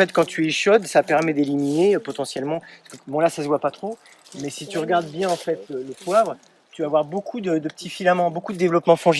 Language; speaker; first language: French; native; French